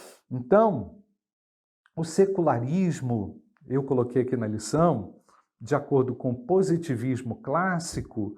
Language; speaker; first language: Portuguese; native; Portuguese